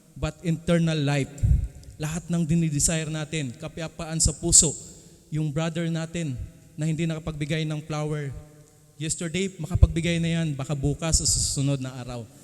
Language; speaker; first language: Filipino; non-native, local second language; Cebuano